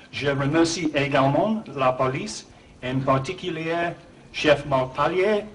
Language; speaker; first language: French; non-native, learner; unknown